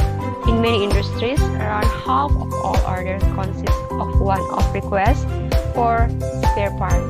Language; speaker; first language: English; non-native, learner; Indonesian